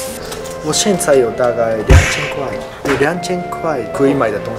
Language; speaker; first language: Chinese; non-native, learner; Japanese